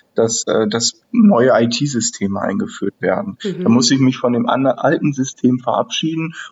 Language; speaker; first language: German; native; German